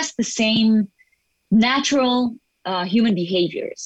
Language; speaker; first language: English; non-native, fluent; Hebrew